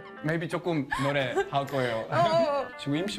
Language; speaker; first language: Korean; non-native, learner; English